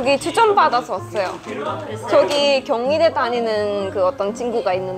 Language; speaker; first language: Korean; non-native, fluent; Japanese